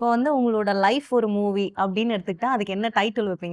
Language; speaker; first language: Tamil; native; Tamil